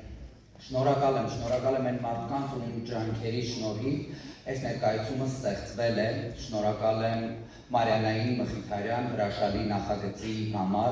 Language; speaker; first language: Armenian; native; Armenian